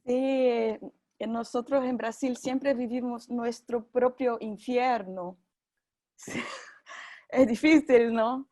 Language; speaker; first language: Spanish; non-native, fluent; Portuguese